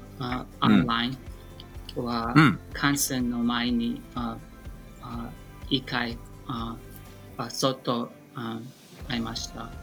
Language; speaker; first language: Japanese; non-native, learner; English